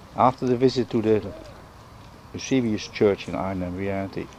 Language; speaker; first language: English; non-native, fluent; Dutch